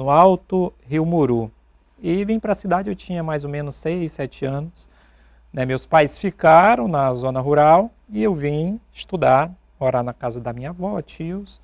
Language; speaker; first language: Portuguese; native; Portuguese